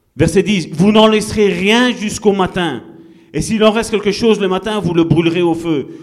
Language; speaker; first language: French; non-native, fluent; Italian